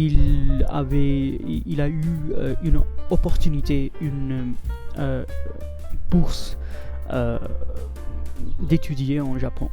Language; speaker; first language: French; non-native, fluent; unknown